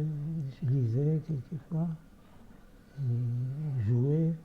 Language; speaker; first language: French; non-native, fluent; Yiddish